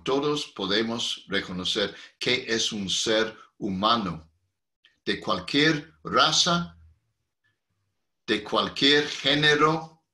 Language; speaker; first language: Spanish; non-native, fluent; English